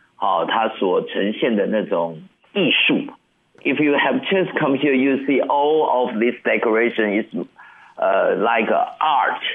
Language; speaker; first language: English; non-native, learner; Chinese